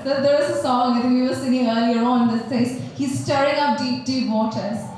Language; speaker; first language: English; native; English